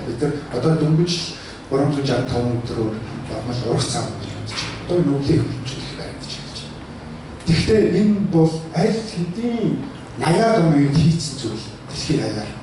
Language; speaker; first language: Mongolian; early bilingual, heritage; Mongolian